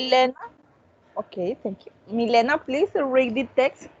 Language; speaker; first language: English; non-native, fluent; Spanish